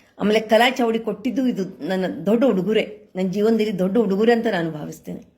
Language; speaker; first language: Kannada; non-native, local second language; Marathi